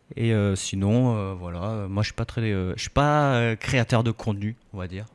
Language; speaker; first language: French; early bilingual, other home language; Korean